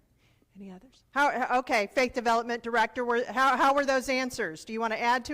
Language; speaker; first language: English; native; English